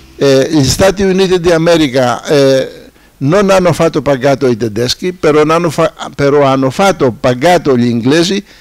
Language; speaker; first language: Italian; non-native, fluent; Greek